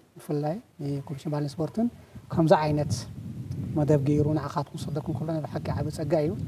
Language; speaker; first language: Tigrinya; non-native, local second language; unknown